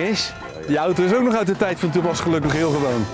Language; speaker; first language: Dutch; native; Dutch